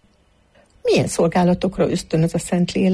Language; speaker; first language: Hungarian; native; Hungarian